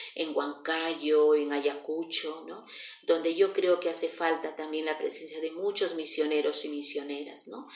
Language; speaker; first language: Spanish; native; Spanish